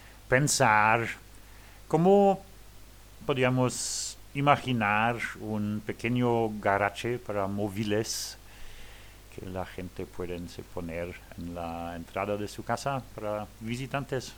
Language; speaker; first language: Spanish; non-native, learner; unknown